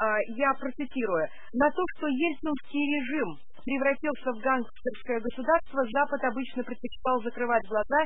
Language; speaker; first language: Russian; native; Russian